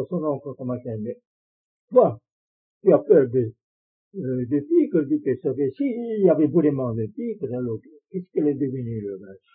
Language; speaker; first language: French; non-native, fluent; Korean